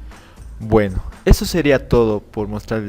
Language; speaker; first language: Spanish; native; Spanish